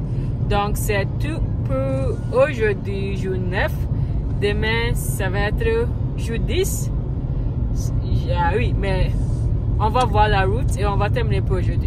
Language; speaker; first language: French; non-native, learner; English